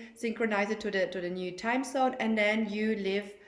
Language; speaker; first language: English; non-native, fluent; German